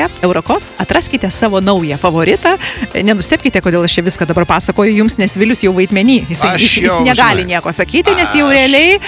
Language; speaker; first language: Lithuanian; native; Lithuanian